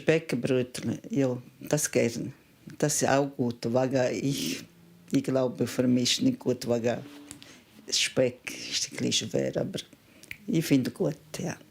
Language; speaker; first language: German; non-native, learner; Italian